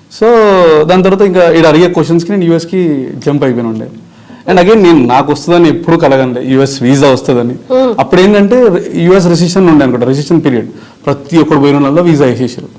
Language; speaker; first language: Telugu; native; Telugu